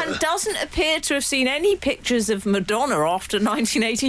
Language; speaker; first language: English; native; English